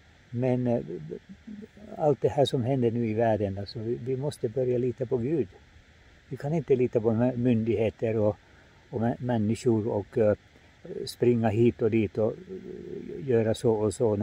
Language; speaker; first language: Swedish; non-native, fluent; Finnish